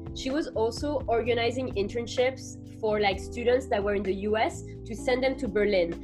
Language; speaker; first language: English; non-native, fluent; French